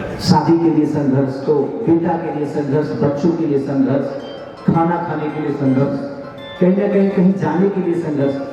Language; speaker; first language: Hindi; native; Hindi